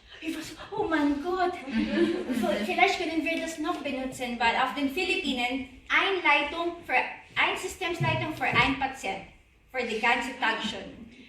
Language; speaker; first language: German; non-native, learner; Filipino